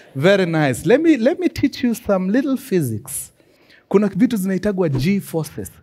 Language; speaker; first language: English; non-native, local second language; Swahili